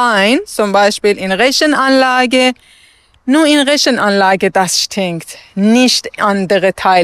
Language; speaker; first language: German; non-native, learner; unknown